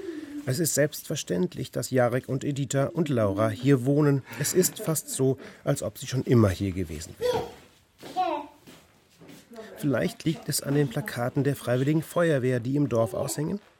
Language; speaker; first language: German; native; German